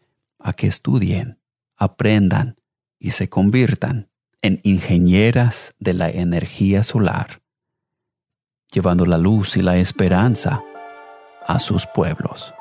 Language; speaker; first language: Spanish; non-native, fluent; English